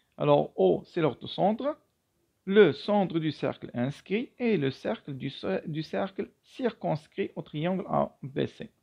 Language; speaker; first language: French; non-native, local second language; Arabic